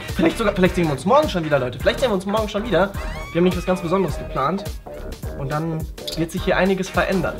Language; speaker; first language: German; early bilingual, other home language; Italian